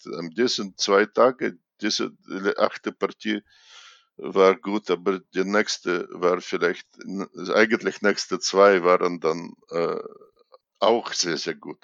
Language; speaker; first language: German; non-native, fluent; Russian